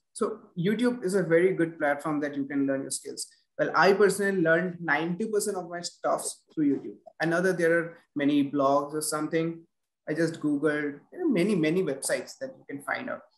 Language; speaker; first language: English; non-native, local second language; Bangla